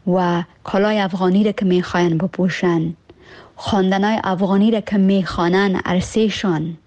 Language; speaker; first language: Persian; early bilingual, heritage; Persian